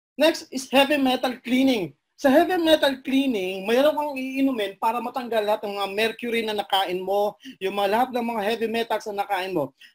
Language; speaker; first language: Filipino; non-native, local second language; Cebuano